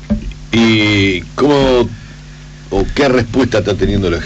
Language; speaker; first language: Spanish; native; Spanish